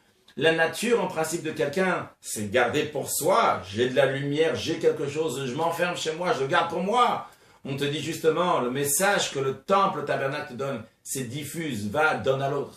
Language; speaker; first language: French; native; French